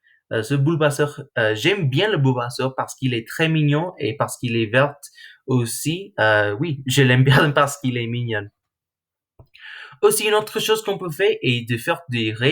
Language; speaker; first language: French; non-native, learner; English